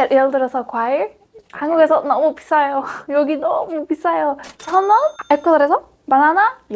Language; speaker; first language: Korean; non-native, fluent; Spanish